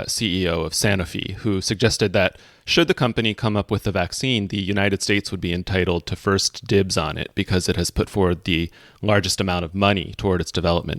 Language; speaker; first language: English; native; English